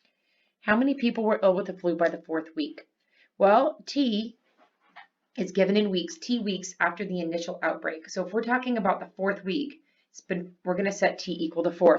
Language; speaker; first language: English; native; English